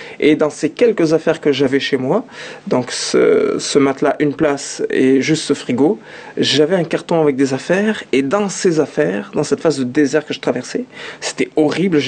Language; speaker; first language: French; early bilingual, other home language; Arabic